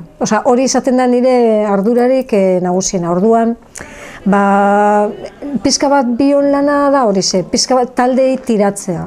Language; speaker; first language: Basque; native; Basque